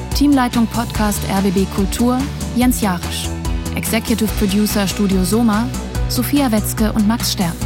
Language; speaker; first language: German; native; German